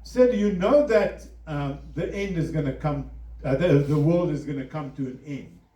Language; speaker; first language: English; non-native, local second language; Afrikaans